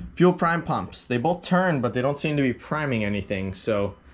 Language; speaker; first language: English; native; English